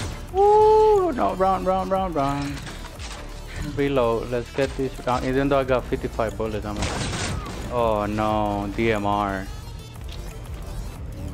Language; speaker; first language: English; native; English